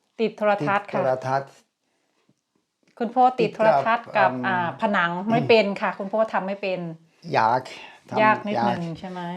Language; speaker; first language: Thai; native; Thai